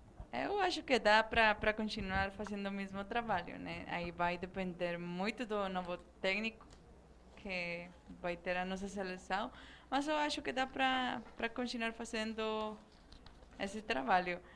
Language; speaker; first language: Portuguese; non-native, fluent; Spanish